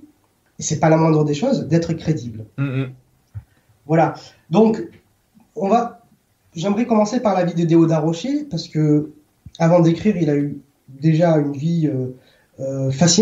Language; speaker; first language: French; native; French